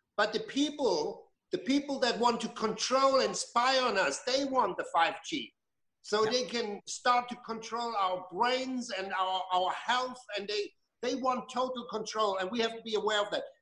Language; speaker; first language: English; non-native, fluent; German